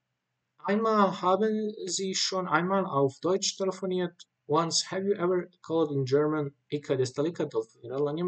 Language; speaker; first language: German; non-native, fluent; Bosnian